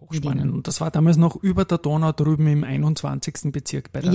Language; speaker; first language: German; native; German